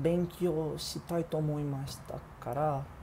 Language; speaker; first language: Japanese; non-native, learner; Portuguese